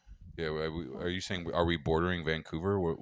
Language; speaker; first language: English; native; English